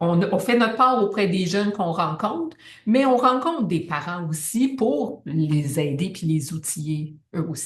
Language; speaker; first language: French; native; French